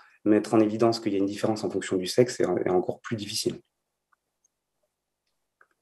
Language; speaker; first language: French; native; French